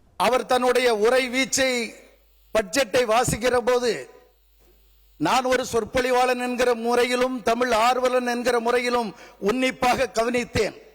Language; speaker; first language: Tamil; native; Tamil